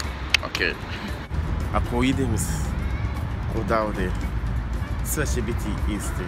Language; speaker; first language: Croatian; non-native, learner; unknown